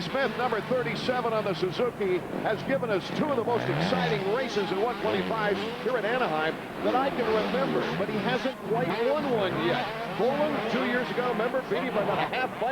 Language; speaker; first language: English; native; English